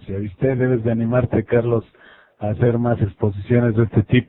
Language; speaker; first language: Spanish; native; Spanish